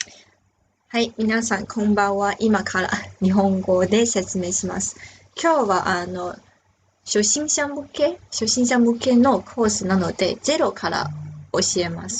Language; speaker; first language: Japanese; non-native, fluent; Chinese